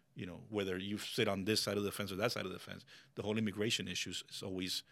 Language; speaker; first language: English; early bilingual, other home language; Spanish